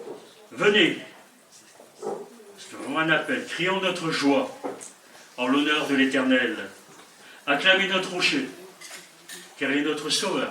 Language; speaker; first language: French; native; French